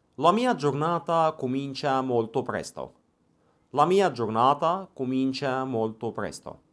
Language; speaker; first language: Italian; non-native, fluent; Arabic